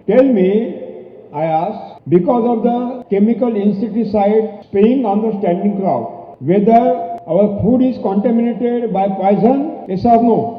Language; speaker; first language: English; non-native, local second language; Marathi